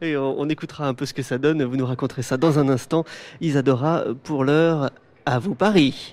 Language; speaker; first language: French; native; French